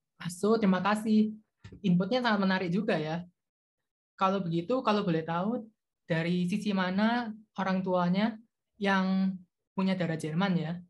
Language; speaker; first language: Indonesian; native; Indonesian